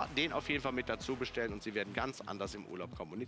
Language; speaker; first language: German; native; German